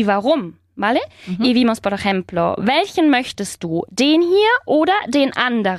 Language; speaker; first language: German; non-native, fluent; Spanish